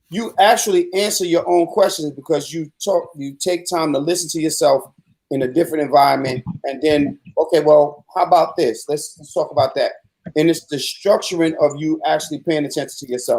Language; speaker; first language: English; native; English